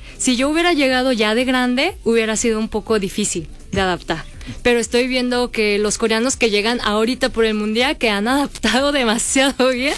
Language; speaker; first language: Spanish; early bilingual, other home language; Korean